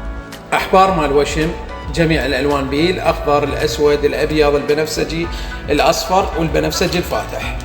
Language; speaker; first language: Arabic; native; Arabic